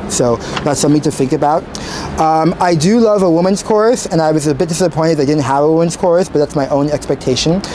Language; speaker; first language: English; native; English